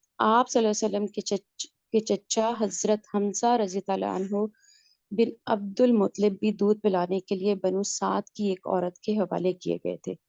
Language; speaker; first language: Urdu; native; Urdu